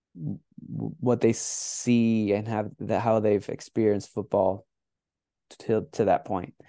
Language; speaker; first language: English; native; English